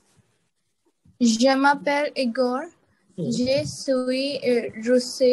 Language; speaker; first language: French; non-native, learner; Hindi